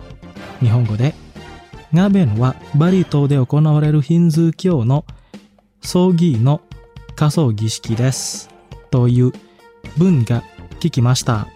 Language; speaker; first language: Japanese; non-native, fluent; Indonesian